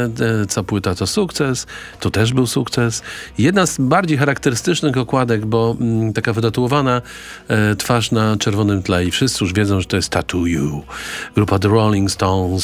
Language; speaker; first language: Polish; native; Polish